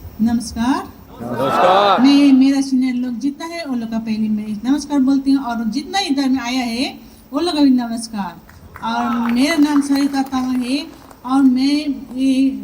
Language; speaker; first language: Hindi; non-native, local second language; Bangla